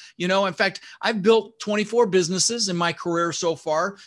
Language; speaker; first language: English; early bilingual, other home language; Dutch